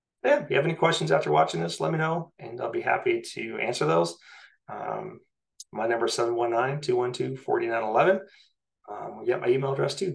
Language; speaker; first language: English; native; English